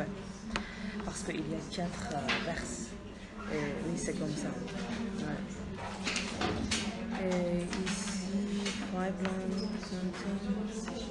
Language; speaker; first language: French; non-native, learner; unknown